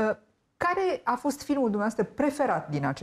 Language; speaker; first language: Romanian; native; Romanian